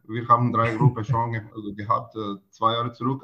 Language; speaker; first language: German; non-native, learner; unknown